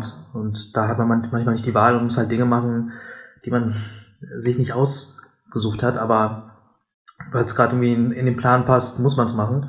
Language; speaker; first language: German; native; German